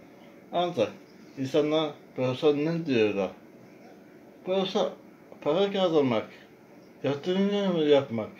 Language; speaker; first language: Turkish; non-native, learner; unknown